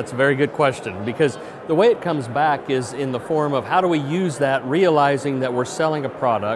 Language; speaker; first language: English; native; English